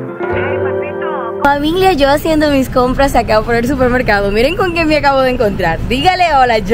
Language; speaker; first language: Spanish; native; Spanish